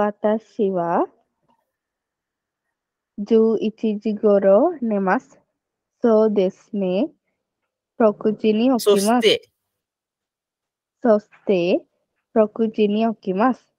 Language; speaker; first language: Japanese; non-native, learner; Sinhala